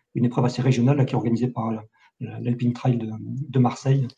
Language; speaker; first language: French; native; French